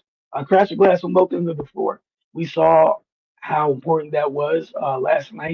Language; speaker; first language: English; native; English